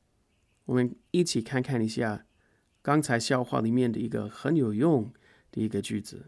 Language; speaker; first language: Chinese; non-native, fluent; English